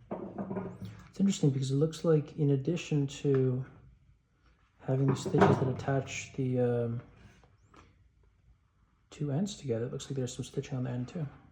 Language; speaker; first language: English; native; English